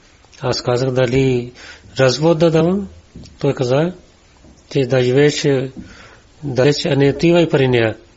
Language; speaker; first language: Bulgarian; non-native, learner; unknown